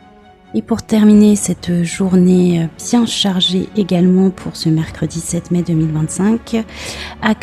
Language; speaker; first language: French; native; French